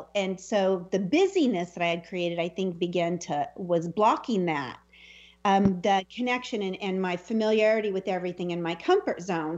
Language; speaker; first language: English; native; English